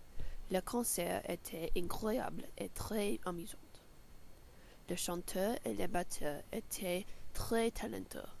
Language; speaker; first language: French; non-native, learner; English